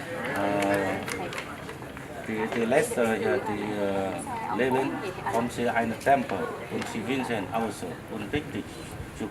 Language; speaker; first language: German; non-native, learner; Vietnamese